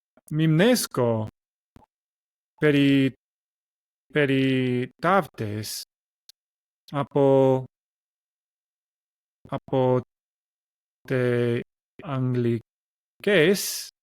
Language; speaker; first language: Greek; non-native, learner; English